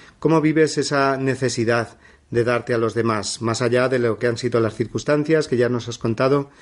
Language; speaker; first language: Spanish; native; Spanish